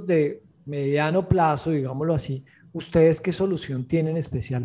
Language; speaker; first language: Spanish; native; Spanish